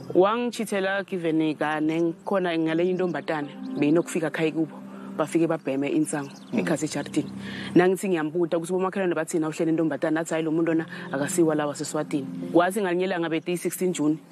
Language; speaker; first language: Zulu; non-native, local second language; Swati